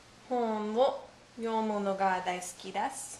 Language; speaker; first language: Japanese; non-native, learner; English